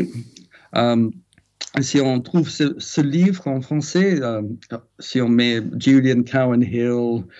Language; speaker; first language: French; non-native, fluent; English